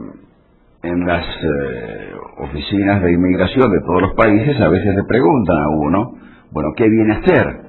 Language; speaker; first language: Spanish; native; Spanish